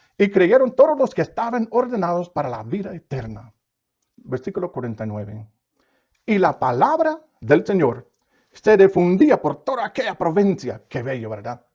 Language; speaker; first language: Spanish; non-native, fluent; English